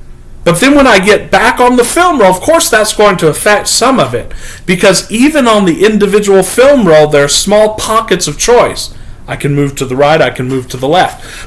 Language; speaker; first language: English; native; English